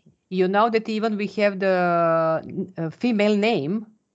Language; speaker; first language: English; non-native, fluent; Serbian